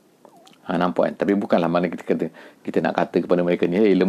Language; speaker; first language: Malay; native; Malay